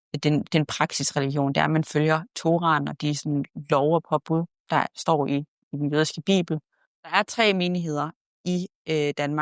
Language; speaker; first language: Danish; native; Danish